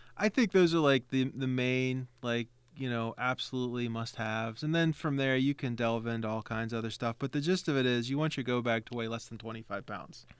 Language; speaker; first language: English; native; English